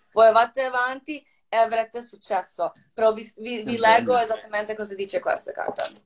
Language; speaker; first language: Italian; non-native, fluent; Croatian